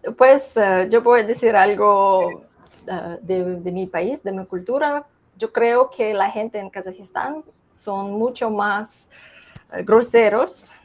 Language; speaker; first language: Spanish; non-native, learner; Russian